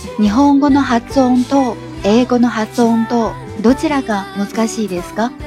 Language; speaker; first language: Japanese; non-native, fluent; Chinese